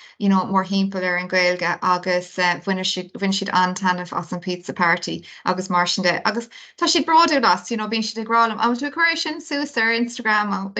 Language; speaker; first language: Irish; non-native, local second language; English